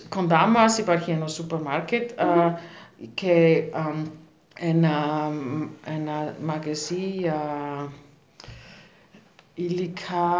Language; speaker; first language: Greek; non-native, learner; German